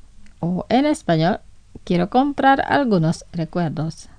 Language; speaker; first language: Spanish; non-native, fluent; Indonesian